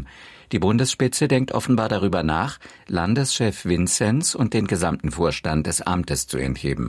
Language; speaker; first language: German; native; German